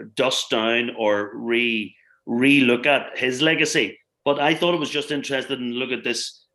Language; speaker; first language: English; native; English